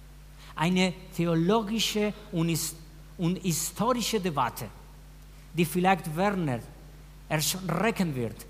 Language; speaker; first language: German; non-native, fluent; Spanish